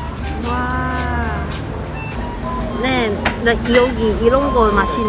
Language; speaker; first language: Korean; non-native, learner; Cantonese